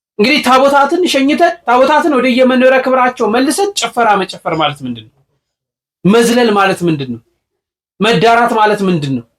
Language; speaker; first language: Amharic; native; Amharic